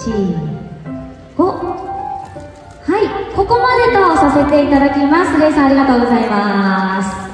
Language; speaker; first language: Japanese; native; Japanese